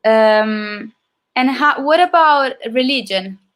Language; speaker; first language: English; non-native, fluent; Italian